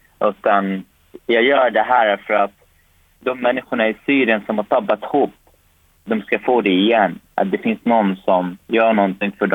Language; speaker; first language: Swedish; non-native, fluent; Arabic